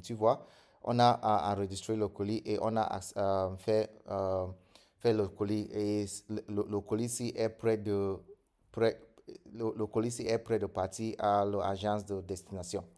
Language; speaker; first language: French; non-native, fluent; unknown